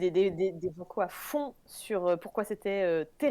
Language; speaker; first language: French; native; French